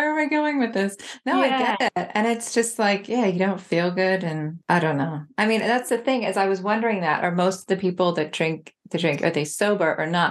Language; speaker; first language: English; native; English